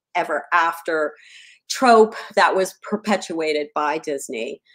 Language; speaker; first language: English; native; English